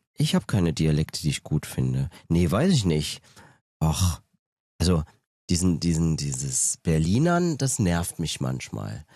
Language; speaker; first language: German; native; German